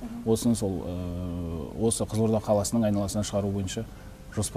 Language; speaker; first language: Kazakh; native; Kazakh